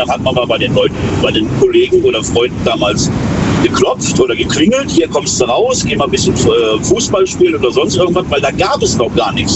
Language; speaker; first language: German; native; German